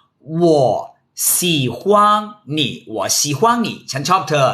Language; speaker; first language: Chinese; non-native, fluent; Thai